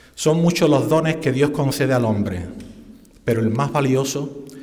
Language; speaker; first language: Spanish; native; Spanish